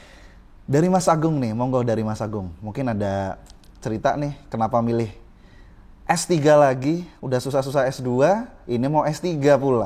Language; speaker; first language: Indonesian; native; Indonesian